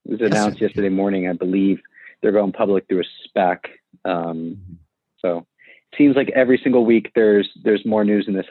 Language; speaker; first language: English; native; English